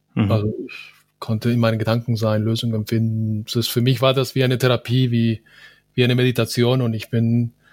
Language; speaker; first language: German; non-native, fluent; Spanish